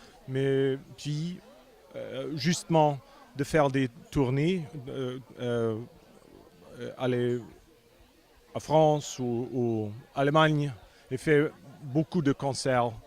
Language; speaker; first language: French; non-native, fluent; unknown